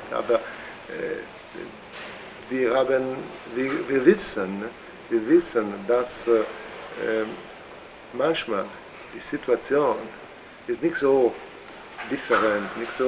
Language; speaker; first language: German; non-native, learner; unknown